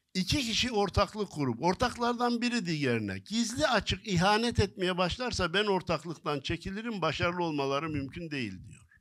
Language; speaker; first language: Turkish; native; Turkish